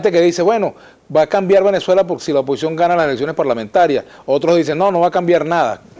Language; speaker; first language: Spanish; native; Spanish